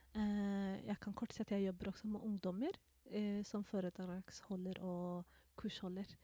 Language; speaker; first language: Norwegian; non-native, fluent; Somali